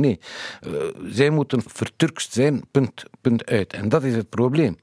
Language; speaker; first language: Dutch; non-native, fluent; Kurdish